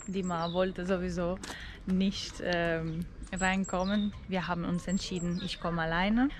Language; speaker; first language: German; non-native, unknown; Spanish